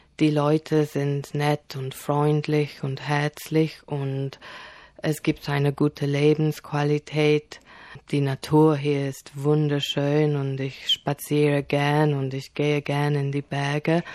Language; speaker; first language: German; non-native, fluent; Polish